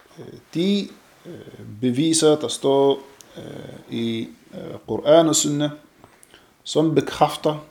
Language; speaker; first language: Danish; non-native, fluent; Arabic